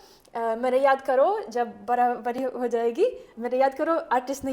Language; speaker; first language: Hindi; non-native, fluent; Ukrainian